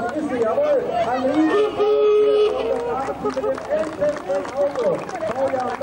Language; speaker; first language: German; native; German